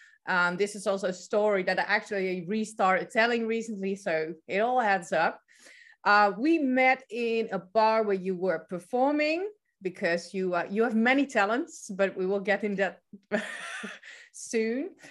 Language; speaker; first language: English; non-native, fluent; Dutch